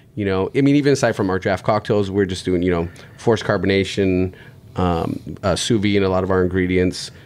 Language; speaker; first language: English; native; English